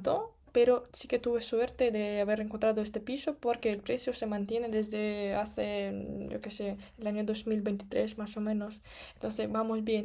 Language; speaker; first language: Spanish; non-native, fluent; Russian